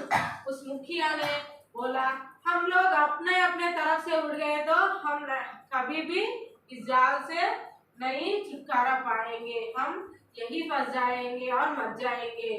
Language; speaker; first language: Hindi; non-native, local second language; Telugu